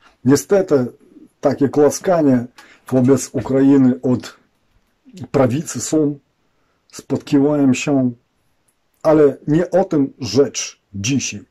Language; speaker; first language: Polish; non-native, fluent; Ukrainian